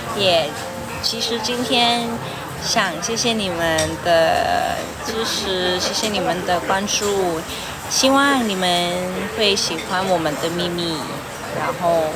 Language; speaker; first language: Chinese; early bilingual, other home language; Cantonese